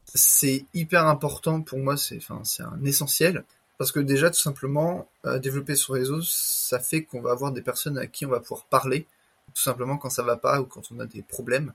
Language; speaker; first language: French; native; French